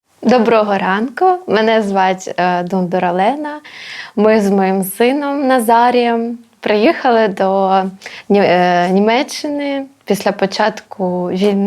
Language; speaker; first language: Ukrainian; non-native, local second language; Russian